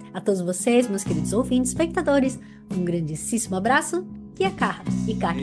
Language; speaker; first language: Portuguese; native; Portuguese